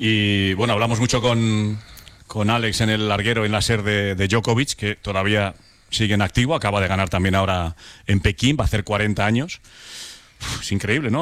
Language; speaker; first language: Spanish; native; Spanish